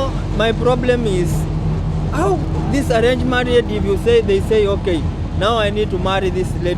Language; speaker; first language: English; non-native, learner; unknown